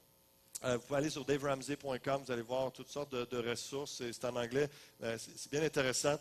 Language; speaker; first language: French; native; French